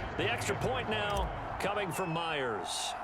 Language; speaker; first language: English; native; English